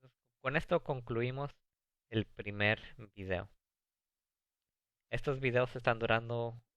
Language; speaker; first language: Spanish; early bilingual, heritage; English